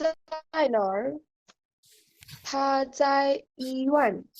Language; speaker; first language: Chinese; non-native, learner; Urdu